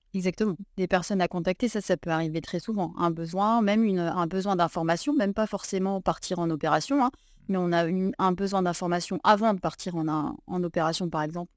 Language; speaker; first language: French; native; French